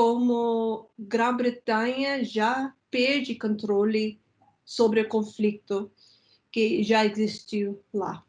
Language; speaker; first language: Portuguese; non-native, fluent; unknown